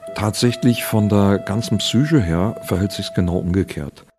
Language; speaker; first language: German; native; German